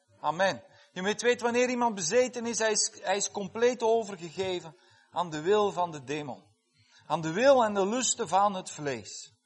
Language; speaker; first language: Dutch; non-native, fluent; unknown